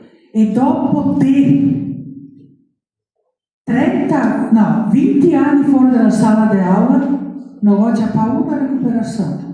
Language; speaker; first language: Italian; non-native, local second language; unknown